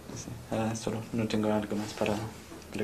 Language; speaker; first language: Spanish; non-native, learner; English